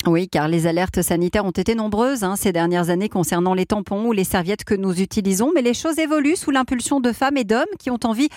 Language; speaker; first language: French; native; French